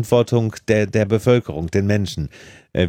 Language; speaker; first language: German; native; German